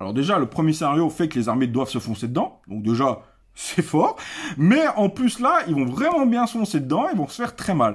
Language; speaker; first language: French; native; French